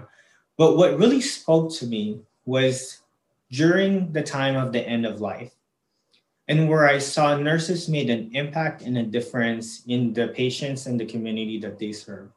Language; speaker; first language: English; non-native, local second language; Filipino